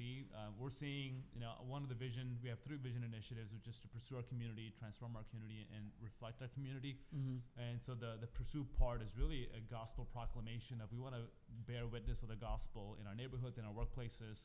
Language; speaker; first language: English; non-native, local second language; Malayalam